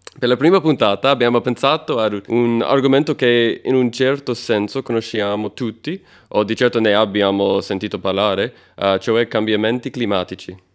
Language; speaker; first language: Italian; non-native, fluent; English